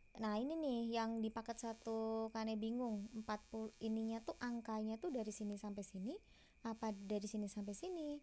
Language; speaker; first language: Indonesian; native; Indonesian